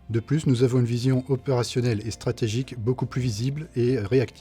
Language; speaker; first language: French; native; French